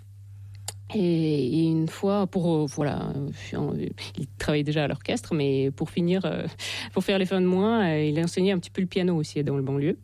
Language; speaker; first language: French; non-native, fluent; Russian